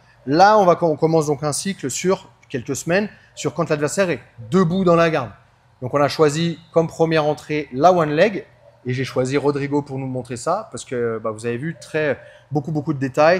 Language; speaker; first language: French; native; French